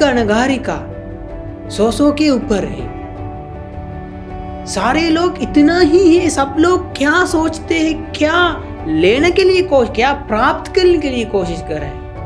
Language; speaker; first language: Hindi; non-native, fluent; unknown